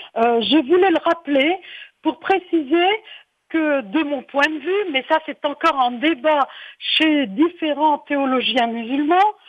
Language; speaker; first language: French; native; French